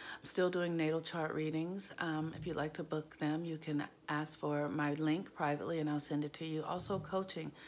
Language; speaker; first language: English; native; English